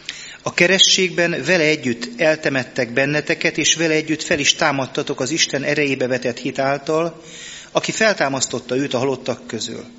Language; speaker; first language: Hungarian; native; Hungarian